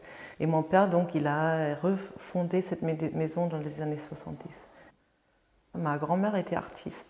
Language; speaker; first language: French; non-native, fluent; German